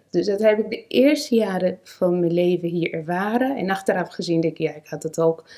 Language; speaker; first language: Dutch; non-native, fluent; Portuguese